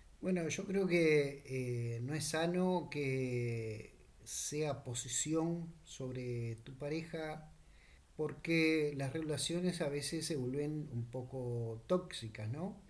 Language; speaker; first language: Spanish; native; Spanish